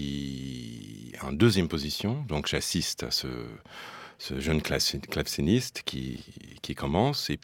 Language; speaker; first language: French; non-native, fluent; English